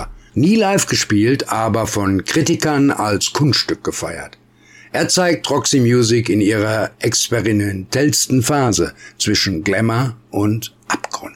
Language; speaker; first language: German; native; German